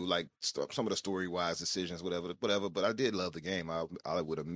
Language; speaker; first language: English; native; English